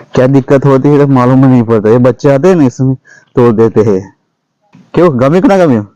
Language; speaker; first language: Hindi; non-native, local second language; Gujarati